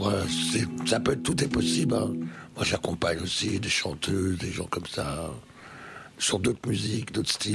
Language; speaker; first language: French; native; French